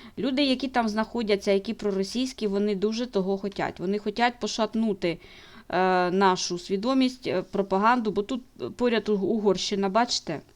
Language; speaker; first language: Ukrainian; non-native, local second language; Russian